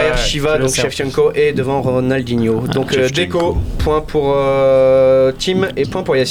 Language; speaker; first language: French; native; French